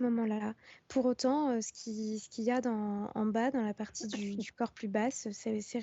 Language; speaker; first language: French; native; French